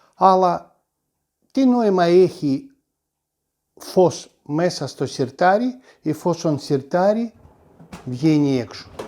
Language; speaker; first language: Greek; non-native, fluent; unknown